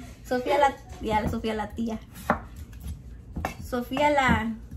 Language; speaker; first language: Spanish; early bilingual, heritage; Spanish